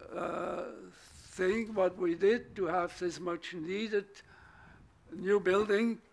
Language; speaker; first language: English; non-native, fluent; German